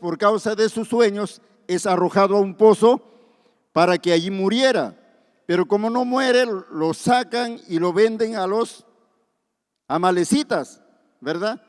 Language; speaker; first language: Spanish; native; Spanish